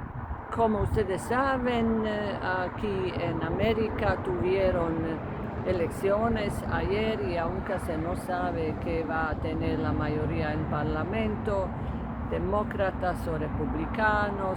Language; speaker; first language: Spanish; non-native, fluent; Croatian